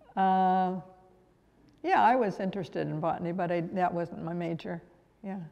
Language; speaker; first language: English; native; English